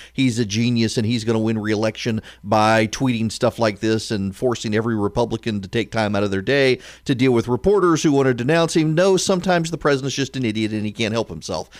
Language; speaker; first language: English; native; English